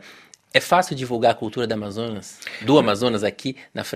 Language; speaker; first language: Portuguese; native; Portuguese